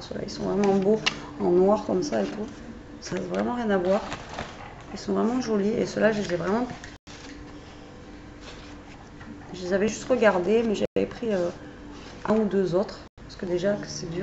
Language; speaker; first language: French; native; French